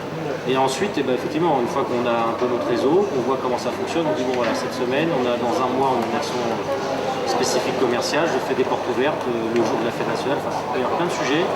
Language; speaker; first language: French; native; French